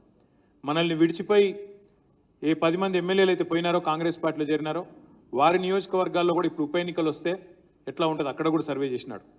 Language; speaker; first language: Telugu; native; Telugu